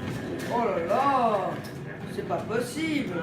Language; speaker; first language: French; native; French